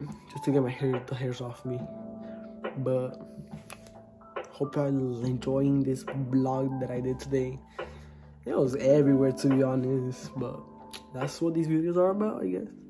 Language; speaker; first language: English; early bilingual, other home language; Spanish